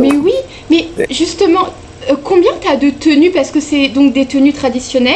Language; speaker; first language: French; native; French